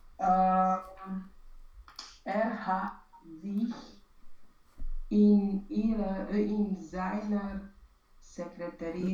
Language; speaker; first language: German; non-native, learner; Romanian